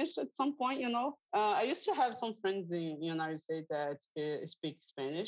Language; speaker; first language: English; non-native, fluent; Portuguese